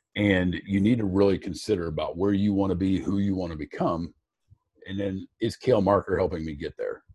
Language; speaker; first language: English; native; English